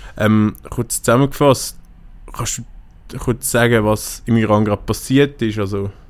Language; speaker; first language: German; native; German